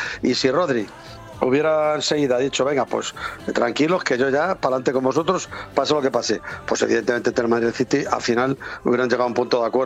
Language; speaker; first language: Spanish; native; Spanish